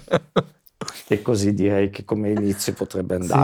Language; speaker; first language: Italian; native; Italian